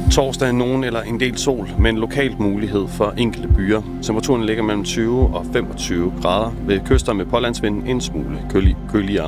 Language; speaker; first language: Danish; native; Danish